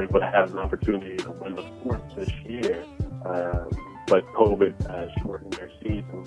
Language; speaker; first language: English; native; English